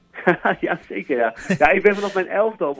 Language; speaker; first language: Dutch; native; Dutch